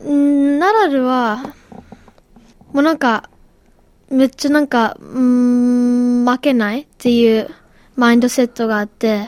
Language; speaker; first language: Japanese; early bilingual, heritage; Japanese